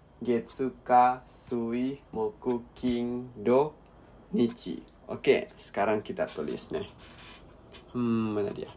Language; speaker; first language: Japanese; non-native, learner; Indonesian